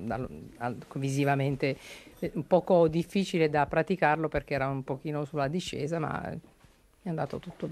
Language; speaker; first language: Italian; native; Italian